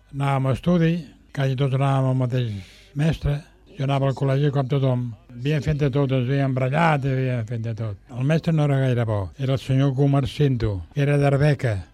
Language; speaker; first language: Catalan; native; Catalan